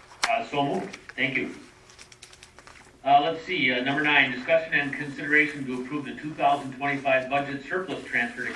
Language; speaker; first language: English; native; English